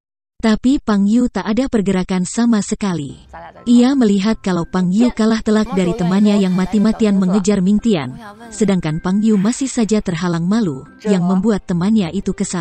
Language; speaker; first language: Indonesian; native; Indonesian